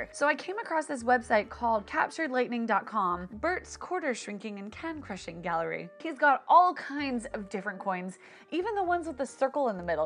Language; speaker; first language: English; native; English